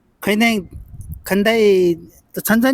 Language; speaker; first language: Korean; non-native, learner; Nepali